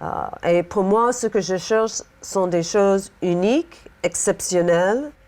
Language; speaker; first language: French; non-native, fluent; English